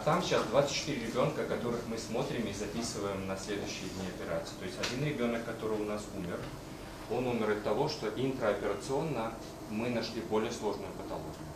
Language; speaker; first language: Russian; native; Russian